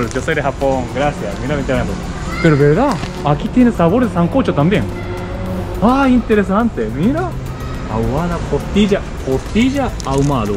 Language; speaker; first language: Spanish; non-native, learner; Japanese